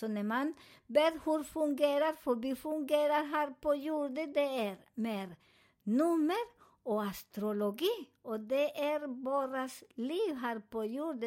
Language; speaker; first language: Swedish; non-native, learner; Spanish